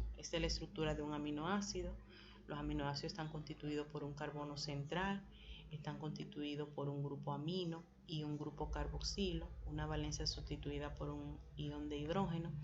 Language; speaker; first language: Spanish; native; Spanish